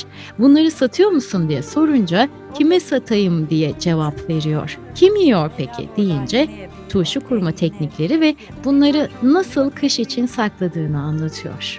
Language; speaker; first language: Turkish; native; Turkish